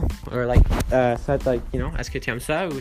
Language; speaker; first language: French; non-native, learner; English